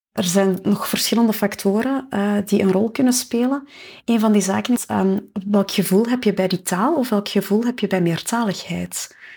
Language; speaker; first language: Dutch; native; Dutch